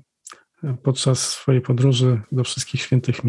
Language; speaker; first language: Polish; native; Polish